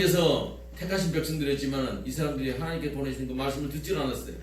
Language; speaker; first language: Korean; native; Korean